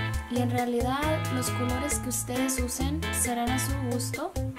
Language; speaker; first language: Spanish; early bilingual, heritage; Spanish